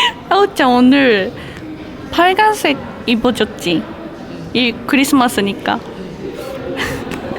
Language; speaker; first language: Korean; non-native, local second language; Japanese